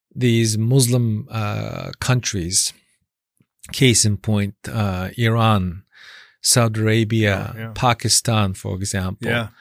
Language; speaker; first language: English; non-native, fluent; Chinese